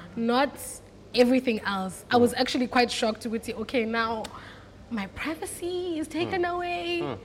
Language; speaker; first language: English; non-native, local second language; Xhosa